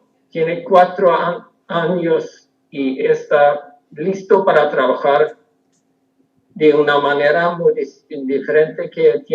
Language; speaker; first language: Spanish; non-native, fluent; Swedish